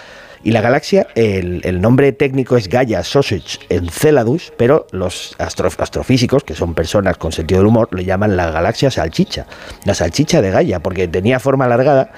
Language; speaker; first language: Spanish; native; Spanish